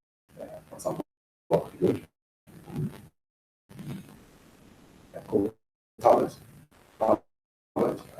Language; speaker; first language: English; non-native, learner; Spanish